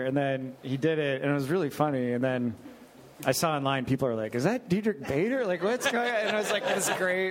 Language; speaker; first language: English; native; English